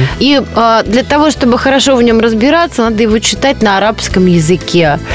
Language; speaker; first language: Russian; native; Russian